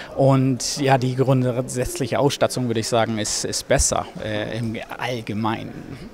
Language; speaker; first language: German; native; German